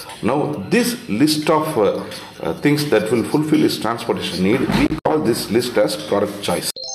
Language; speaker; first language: English; non-native, local second language; Tamil